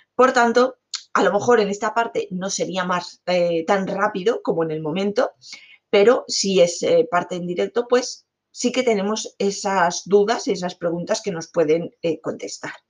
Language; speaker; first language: Spanish; native; Spanish